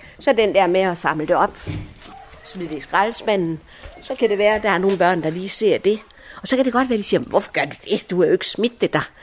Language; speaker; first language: Danish; early bilingual, other home language; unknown